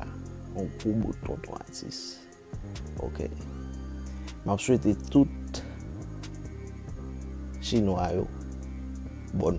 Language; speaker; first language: French; non-native, local second language; Haitian Creole